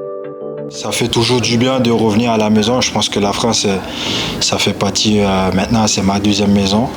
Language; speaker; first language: French; non-native, local second language; Haitian Creole